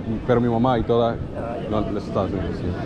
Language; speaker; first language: Spanish; non-native, learner; English